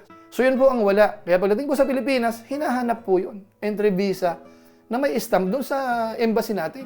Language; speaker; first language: Filipino; native; Filipino